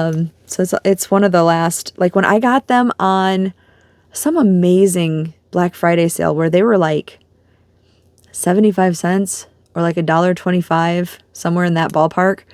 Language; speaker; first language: English; native; English